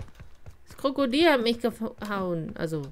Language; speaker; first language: German; native; German